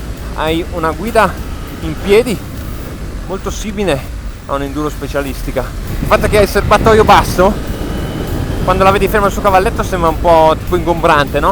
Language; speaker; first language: Italian; native; Italian